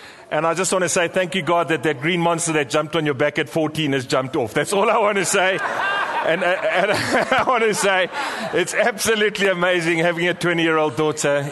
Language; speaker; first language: English; native; English